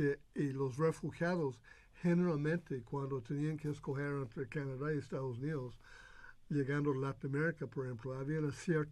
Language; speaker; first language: Spanish; non-native, fluent; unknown